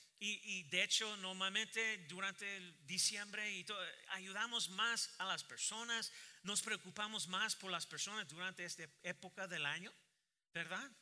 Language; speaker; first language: Spanish; non-native, fluent; English